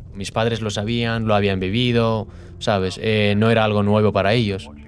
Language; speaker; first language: Spanish; non-native, fluent; Persian